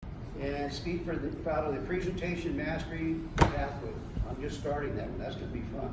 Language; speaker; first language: English; native; English